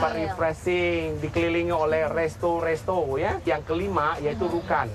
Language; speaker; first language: Indonesian; native; Indonesian